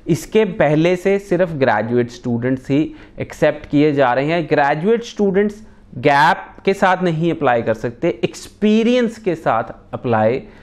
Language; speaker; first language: Hindi; non-native, local second language; Punjabi